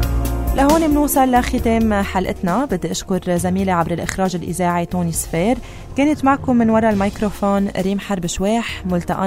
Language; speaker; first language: Arabic; native; Arabic